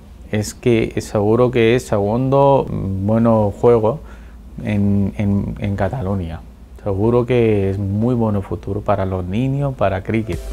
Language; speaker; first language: Spanish; non-native, learner; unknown